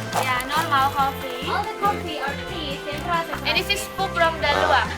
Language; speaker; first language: English; non-native, learner; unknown